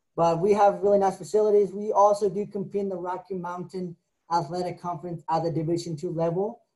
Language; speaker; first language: English; native; English